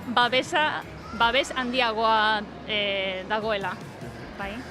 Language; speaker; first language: Basque; non-native, learner; English